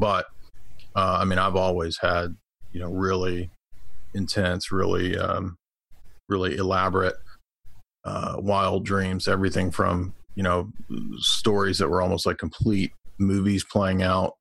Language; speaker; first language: English; native; English